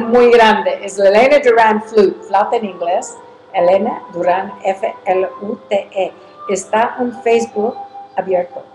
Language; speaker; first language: Spanish; early bilingual, heritage; English